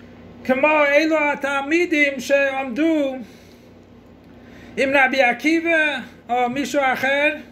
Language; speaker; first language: Hebrew; non-native, fluent; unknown